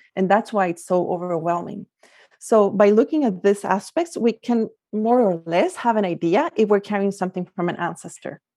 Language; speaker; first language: English; non-native, fluent; Spanish